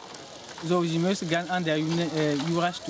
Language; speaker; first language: German; non-native, learner; French